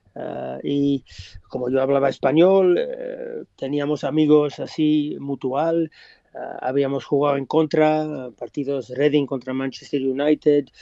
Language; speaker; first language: Spanish; non-native, fluent; English